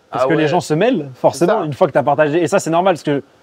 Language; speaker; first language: French; native; French